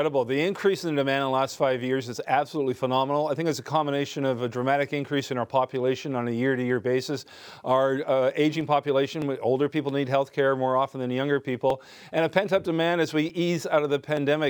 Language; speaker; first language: English; non-native, fluent; French